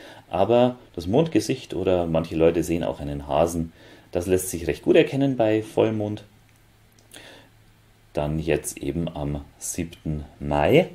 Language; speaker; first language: German; native; German